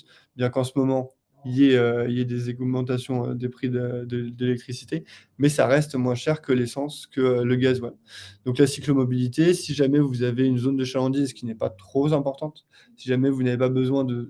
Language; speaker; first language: French; native; French